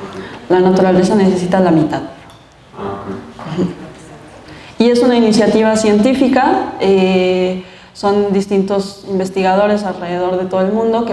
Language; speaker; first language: Spanish; native; Spanish